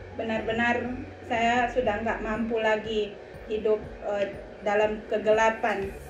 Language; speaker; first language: Indonesian; native; Indonesian